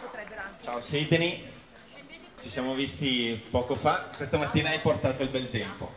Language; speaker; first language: Italian; native; Italian